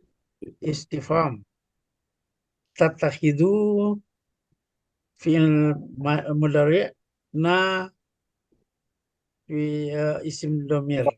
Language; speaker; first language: Arabic; non-native, learner; Indonesian